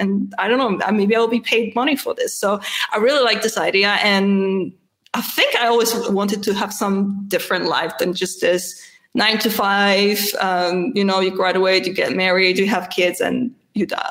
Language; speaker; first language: English; non-native, fluent; Polish